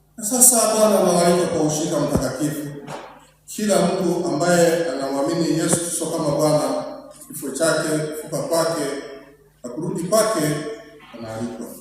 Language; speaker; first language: Swahili; native; Swahili